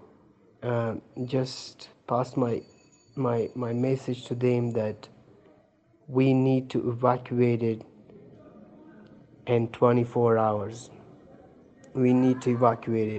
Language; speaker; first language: English; non-native, learner; Persian